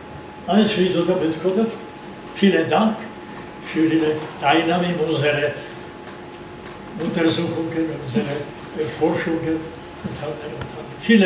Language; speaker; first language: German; non-native, learner; Georgian